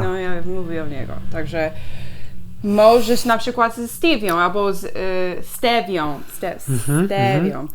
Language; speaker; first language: Polish; non-native, learner; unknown